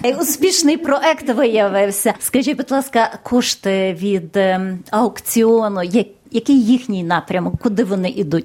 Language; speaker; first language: Ukrainian; native; Ukrainian